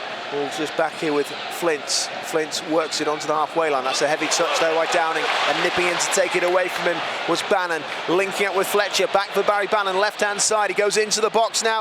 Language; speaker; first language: English; native; English